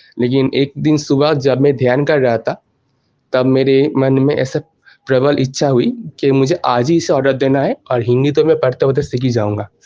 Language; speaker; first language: Hindi; non-native, local second language; Bangla